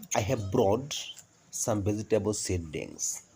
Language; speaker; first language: English; non-native, local second language; Bangla